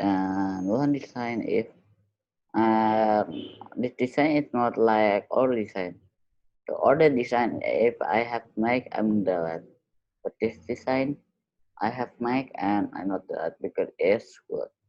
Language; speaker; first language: English; non-native, learner; Indonesian